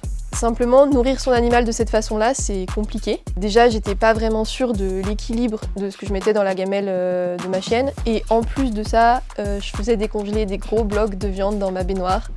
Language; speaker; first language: French; native; French